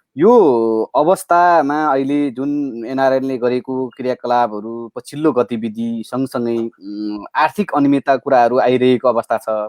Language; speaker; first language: Nepali; native; Nepali